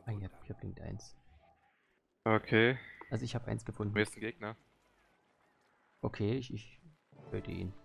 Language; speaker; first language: German; native; German